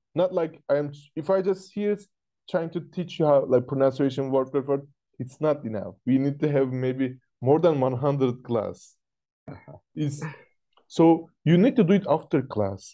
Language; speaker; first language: English; non-native, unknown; Turkish